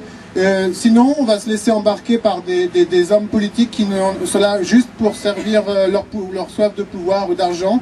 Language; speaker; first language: French; native; French